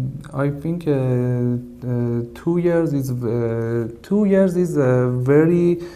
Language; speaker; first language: English; non-native, learner; Persian